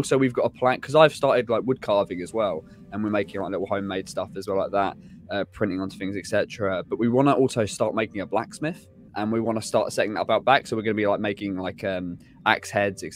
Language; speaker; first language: English; native; English